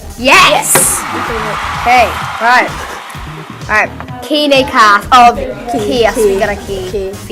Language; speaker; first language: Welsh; non-native, local second language; English